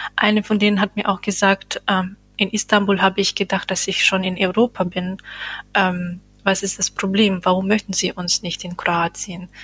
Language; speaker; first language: German; non-native, fluent; Bosnian